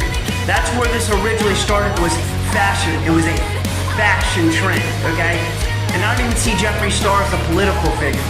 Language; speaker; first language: English; native; English